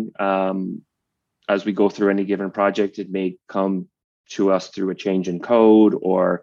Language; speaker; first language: English; native; English